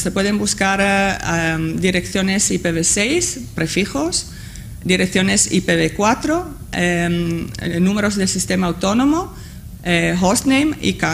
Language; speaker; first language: Spanish; non-native, fluent; Italian